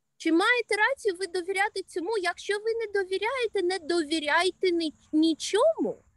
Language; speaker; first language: Ukrainian; non-native, local second language; Russian